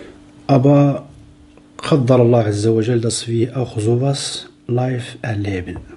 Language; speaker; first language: German; non-native, fluent; Arabic